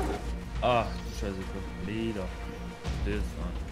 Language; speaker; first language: German; non-native, learner; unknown